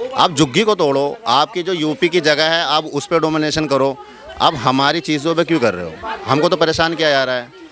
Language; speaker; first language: Hindi; native; Hindi